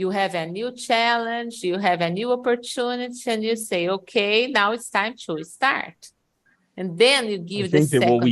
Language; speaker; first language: English; non-native, fluent; Portuguese